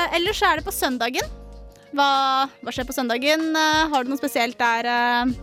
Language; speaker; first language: Norwegian; native; Norwegian